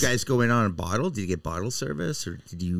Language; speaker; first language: English; native; English